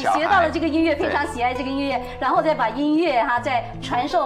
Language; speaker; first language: Chinese; native; Chinese